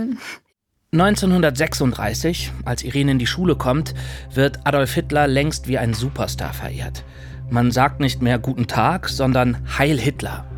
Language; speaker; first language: German; native; German